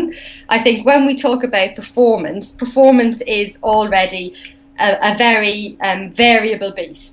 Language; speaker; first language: English; native; English